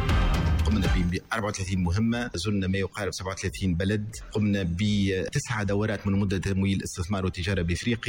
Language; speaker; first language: Arabic; native; Arabic